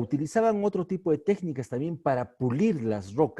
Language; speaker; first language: Spanish; native; Spanish